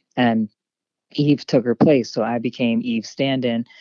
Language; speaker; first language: English; native; English